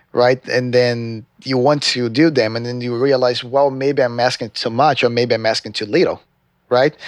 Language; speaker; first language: English; non-native, fluent; Portuguese